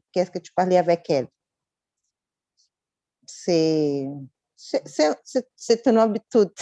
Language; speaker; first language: French; non-native, learner; Portuguese